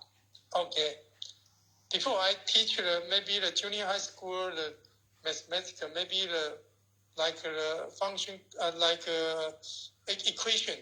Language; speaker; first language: English; non-native, learner; Chinese